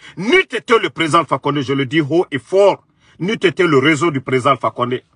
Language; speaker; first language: French; non-native, local second language; Mandingo